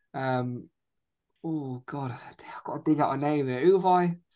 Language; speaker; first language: English; native; English